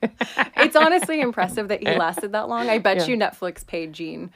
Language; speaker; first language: English; native; English